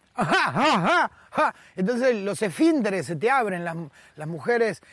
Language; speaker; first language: Spanish; native; Spanish